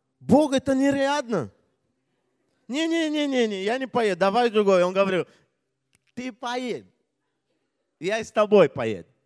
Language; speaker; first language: Russian; non-native, learner; Portuguese